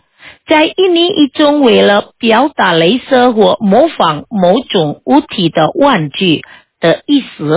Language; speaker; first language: Chinese; non-native, fluent; Indonesian